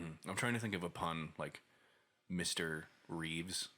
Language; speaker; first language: English; native; English